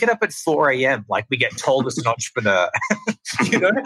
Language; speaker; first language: English; native; English